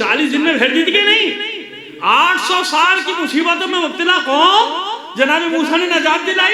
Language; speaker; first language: Urdu; native; Urdu